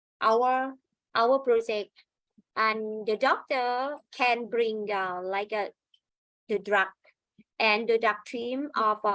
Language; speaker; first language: English; non-native, learner; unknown